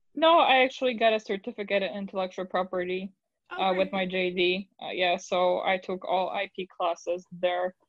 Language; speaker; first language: English; non-native, fluent; Polish